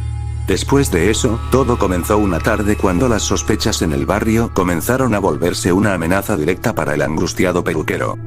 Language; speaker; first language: Spanish; native; Spanish